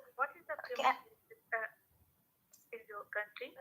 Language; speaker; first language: English; non-native, learner; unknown